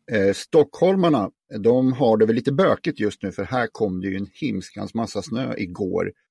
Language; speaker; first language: Swedish; native; Swedish